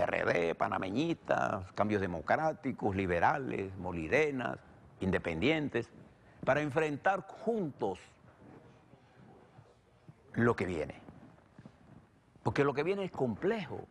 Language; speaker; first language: Spanish; native; Spanish